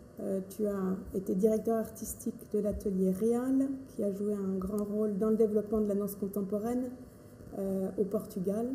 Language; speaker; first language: French; native; French